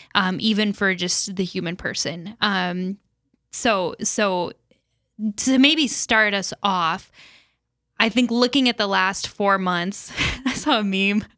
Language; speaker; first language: English; native; English